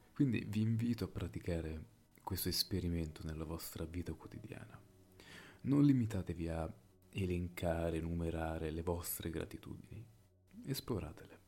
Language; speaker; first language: Italian; native; Italian